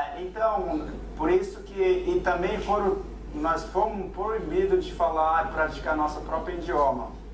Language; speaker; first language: Portuguese; non-native, local second language; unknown